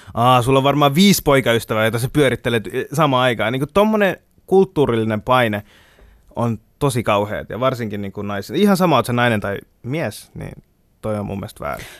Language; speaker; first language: Finnish; early bilingual, other home language; Bangla